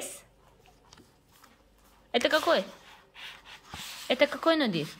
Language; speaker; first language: Russian; non-native, fluent; Tajik